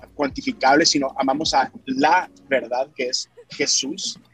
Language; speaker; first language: Spanish; native; Spanish